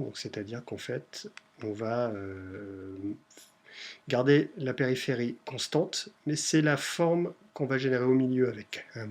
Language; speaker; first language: French; native; French